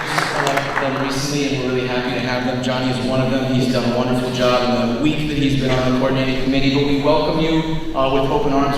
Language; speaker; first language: English; native; English